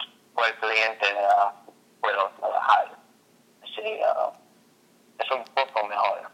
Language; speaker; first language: Spanish; non-native, fluent; English